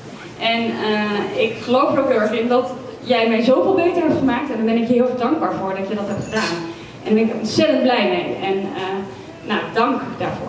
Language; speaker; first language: Dutch; native; Dutch